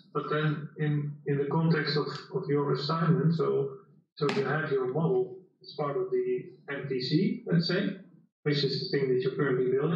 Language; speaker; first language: English; non-native, fluent; Dutch